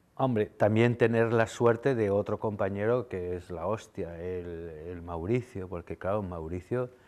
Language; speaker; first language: Spanish; native; Spanish